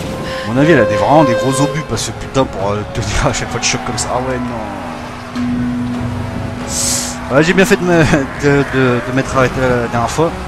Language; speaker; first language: French; native; French